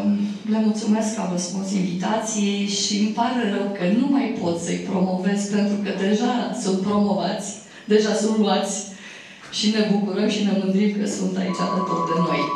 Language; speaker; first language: Romanian; native; Romanian